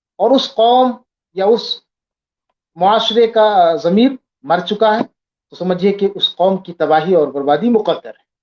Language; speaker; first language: Urdu; native; Urdu